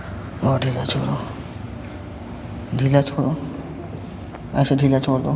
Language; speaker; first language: Hindi; native; Hindi